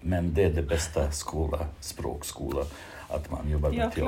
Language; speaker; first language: Swedish; non-native, fluent; Bosnian